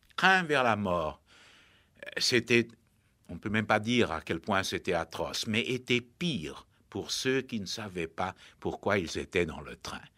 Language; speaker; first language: French; native; French